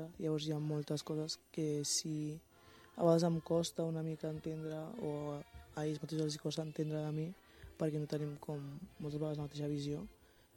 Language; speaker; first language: Catalan; early bilingual, other home language; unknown